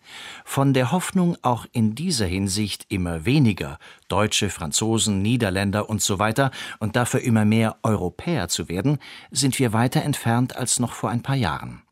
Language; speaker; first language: German; native; German